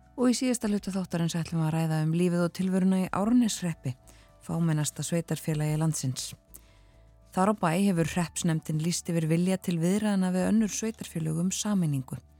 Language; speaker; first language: Icelandic; native; Icelandic